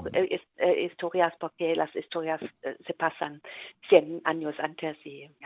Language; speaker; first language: Spanish; non-native, learner; German